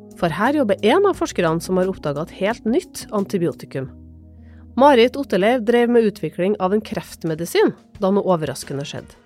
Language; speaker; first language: Norwegian; native; Norwegian